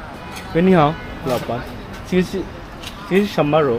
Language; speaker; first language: Chinese; non-native, learner; Bangla